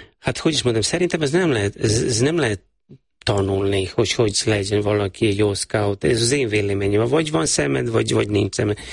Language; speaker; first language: Hungarian; non-native, fluent; Serbian